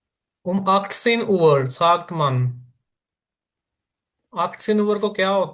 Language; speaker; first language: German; non-native, learner; Urdu